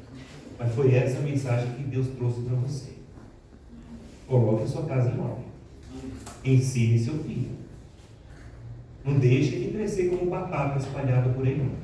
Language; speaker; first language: Portuguese; native; Portuguese